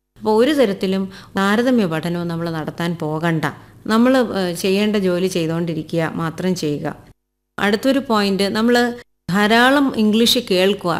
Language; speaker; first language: Malayalam; native; Malayalam